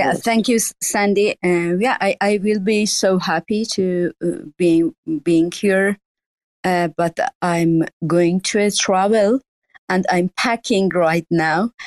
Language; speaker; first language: English; non-native, learner; Persian